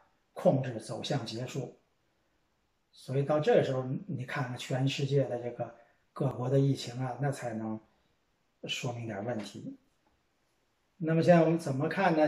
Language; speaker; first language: Chinese; native; Chinese